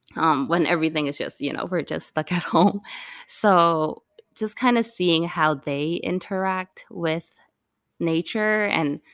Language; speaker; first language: English; non-native, local second language; Cantonese